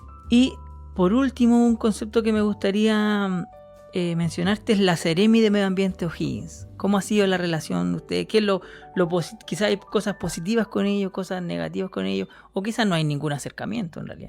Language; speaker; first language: Spanish; native; Spanish